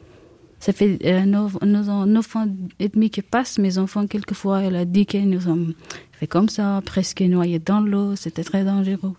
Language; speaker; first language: French; non-native, learner; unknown